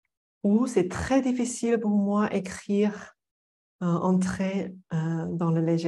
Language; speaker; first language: French; non-native, fluent; Chinese